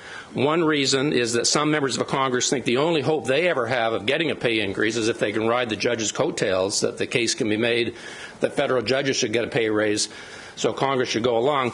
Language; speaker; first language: English; native; English